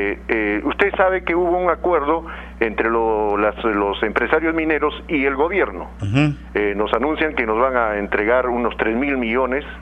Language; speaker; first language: Spanish; native; Spanish